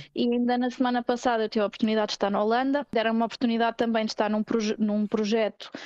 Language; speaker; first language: Portuguese; native; Portuguese